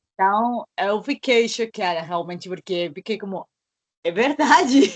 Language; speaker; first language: Portuguese; non-native, learner; Spanish